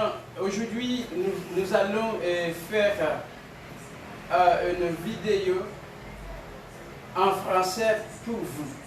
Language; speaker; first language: French; non-native, local second language; Haitian Creole